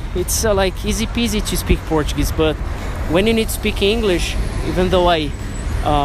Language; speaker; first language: English; non-native, fluent; Portuguese